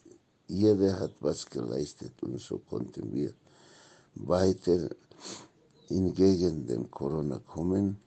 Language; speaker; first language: German; non-native, fluent; Spanish